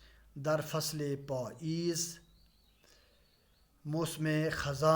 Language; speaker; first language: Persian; non-native, fluent; Urdu